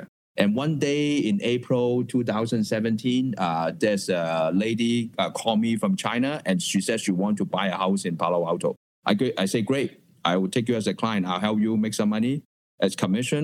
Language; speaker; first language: English; non-native, local second language; Cantonese